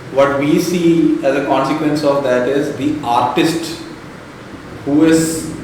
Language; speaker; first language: English; non-native, local second language; Malayalam